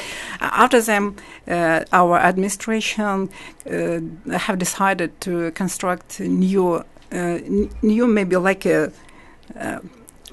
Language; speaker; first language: English; non-native, learner; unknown